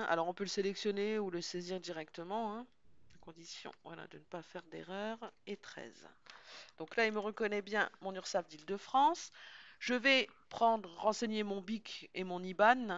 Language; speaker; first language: French; native; French